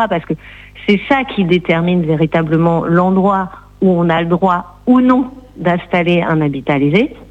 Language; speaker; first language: French; native; French